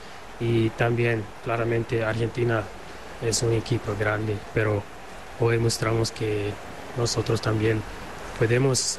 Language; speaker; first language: Spanish; non-native, learner; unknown